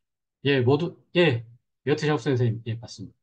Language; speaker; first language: Korean; native; Korean